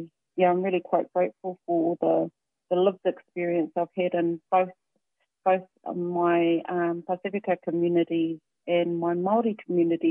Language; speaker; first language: English; native; English